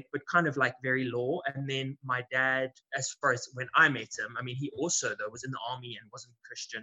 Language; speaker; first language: English; native; English